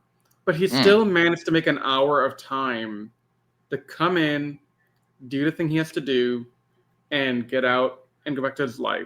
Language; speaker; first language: English; native; English